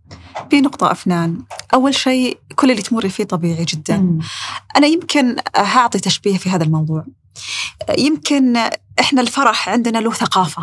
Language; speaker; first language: Arabic; native; Arabic